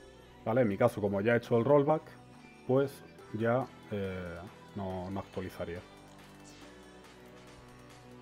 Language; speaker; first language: Spanish; native; Spanish